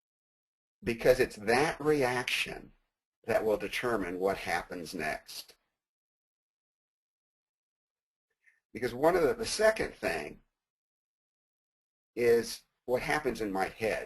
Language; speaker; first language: English; native; English